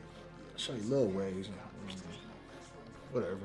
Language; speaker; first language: English; native; English